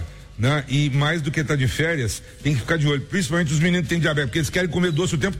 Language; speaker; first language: Portuguese; native; Portuguese